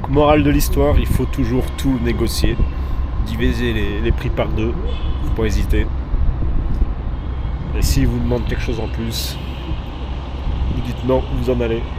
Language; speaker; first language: French; native; French